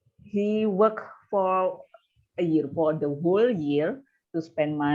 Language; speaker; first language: English; non-native, fluent; Indonesian